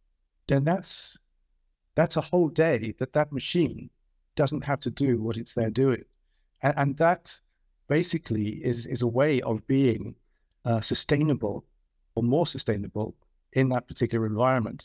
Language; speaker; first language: English; native; English